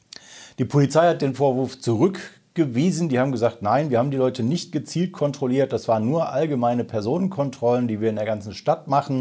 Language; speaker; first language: German; native; German